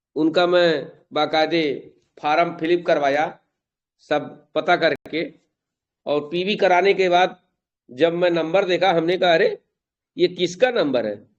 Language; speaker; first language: Hindi; native; Hindi